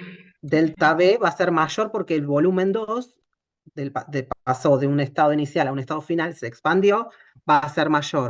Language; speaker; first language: Spanish; native; Spanish